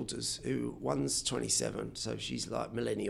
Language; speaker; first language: English; native; English